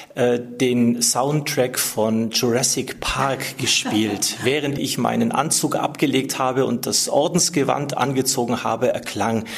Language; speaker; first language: German; native; German